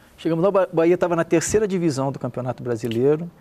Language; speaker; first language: Portuguese; native; Portuguese